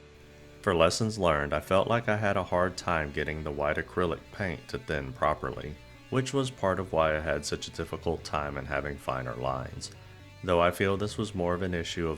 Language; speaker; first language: English; native; English